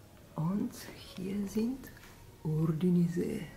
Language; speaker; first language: German; non-native, learner; Bulgarian